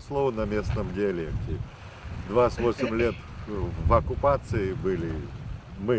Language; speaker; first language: Russian; native; Russian